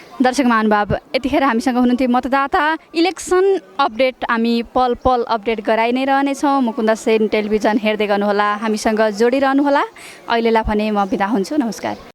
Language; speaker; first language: Nepali; native; Nepali